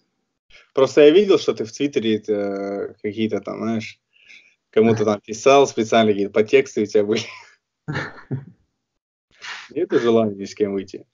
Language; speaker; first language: Russian; native; Russian